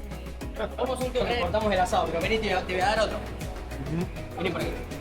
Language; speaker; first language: Spanish; native; Spanish